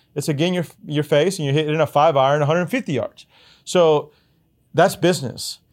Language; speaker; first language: English; early bilingual, other home language; Spanish